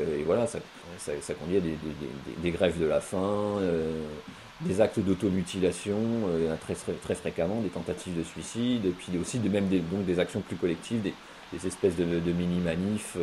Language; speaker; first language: French; native; French